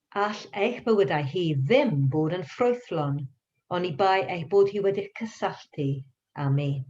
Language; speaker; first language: Welsh; non-native, local second language; English